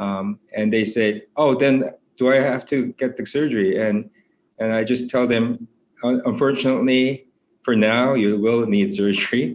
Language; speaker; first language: English; non-native, fluent; Korean